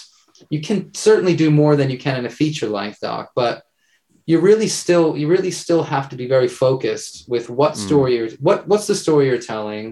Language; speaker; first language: English; native; English